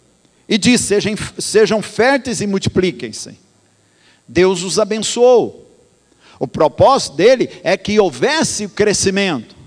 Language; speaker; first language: Portuguese; native; Portuguese